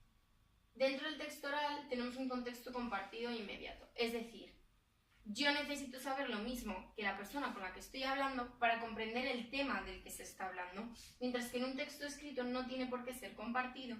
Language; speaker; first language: Spanish; native; Spanish